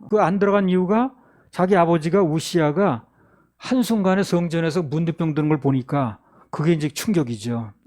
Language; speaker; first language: Korean; native; Korean